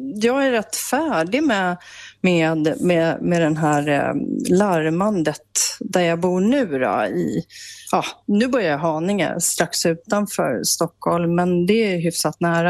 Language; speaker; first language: Swedish; native; Swedish